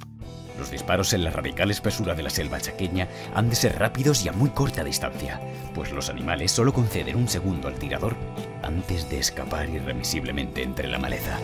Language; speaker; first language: Spanish; native; Spanish